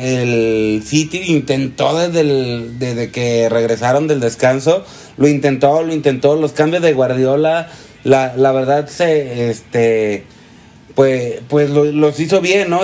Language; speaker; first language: Spanish; native; Spanish